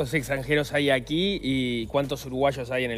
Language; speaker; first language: Spanish; native; Spanish